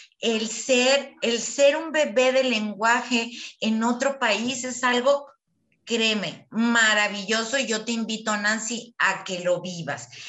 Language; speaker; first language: Spanish; native; Spanish